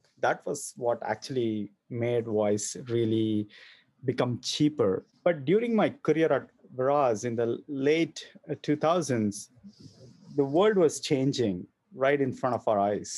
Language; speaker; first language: English; non-native, local second language; Kannada